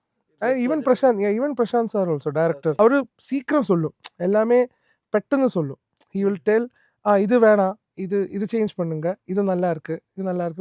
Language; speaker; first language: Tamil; non-native, learner; Malayalam